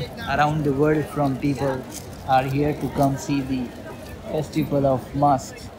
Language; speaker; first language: English; non-native, fluent; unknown